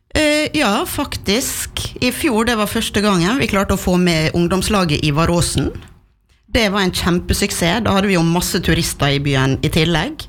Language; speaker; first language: Norwegian; native; Norwegian